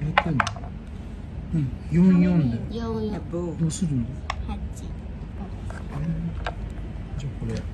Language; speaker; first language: Japanese; native; Japanese